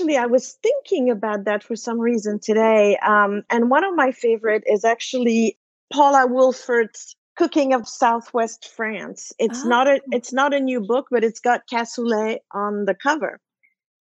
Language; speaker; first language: English; non-native, fluent; French